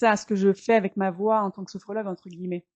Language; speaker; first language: French; native; French